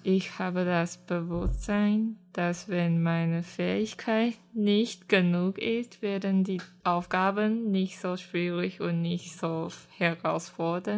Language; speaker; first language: German; non-native, learner; Chinese